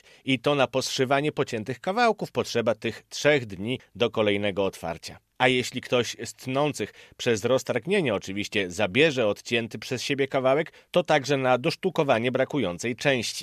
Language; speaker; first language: Polish; native; Polish